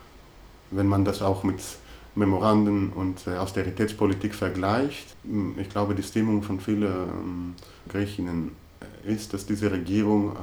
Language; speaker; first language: German; non-native, fluent; Greek